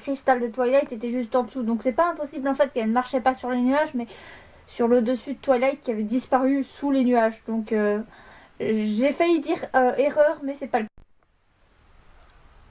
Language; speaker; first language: French; native; French